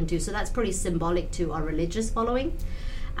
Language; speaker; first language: English; non-native, local second language; Punjabi